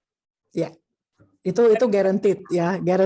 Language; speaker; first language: Indonesian; native; Indonesian